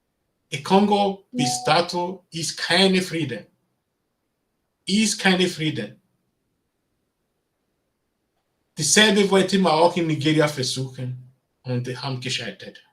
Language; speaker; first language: German; non-native, learner; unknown